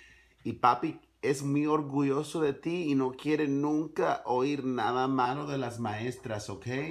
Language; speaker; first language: Spanish; early bilingual, other home language; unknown